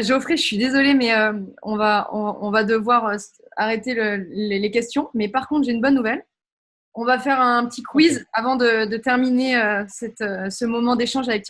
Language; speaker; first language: French; native; French